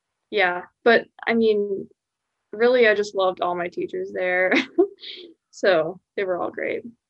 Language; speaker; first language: English; early bilingual, other home language; Spanish